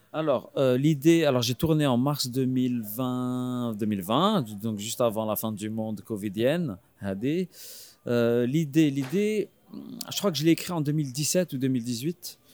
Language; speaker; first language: French; non-native, local second language; Arabic